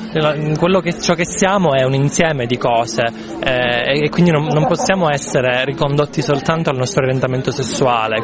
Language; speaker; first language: Italian; native; Italian